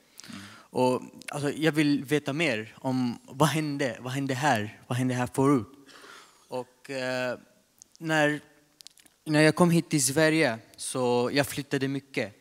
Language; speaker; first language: Swedish; non-native, learner; Arabic